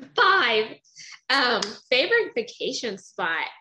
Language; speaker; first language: English; native; English